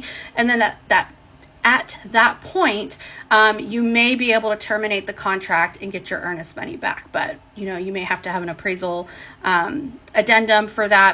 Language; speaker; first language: English; native; English